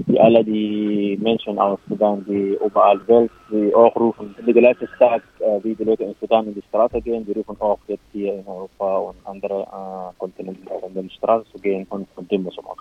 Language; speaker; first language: German; non-native, local second language; Arabic